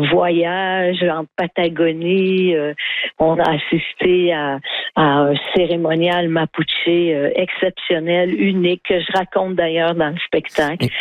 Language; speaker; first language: French; native; French